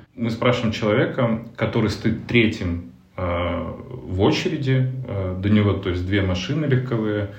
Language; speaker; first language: Russian; native; Russian